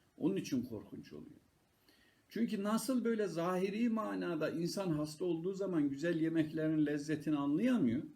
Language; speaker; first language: Turkish; native; Turkish